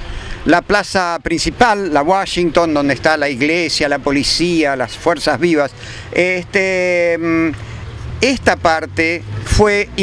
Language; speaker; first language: Spanish; native; Spanish